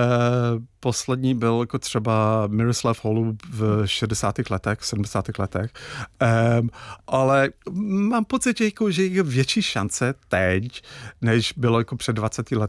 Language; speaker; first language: Czech; non-native, fluent; English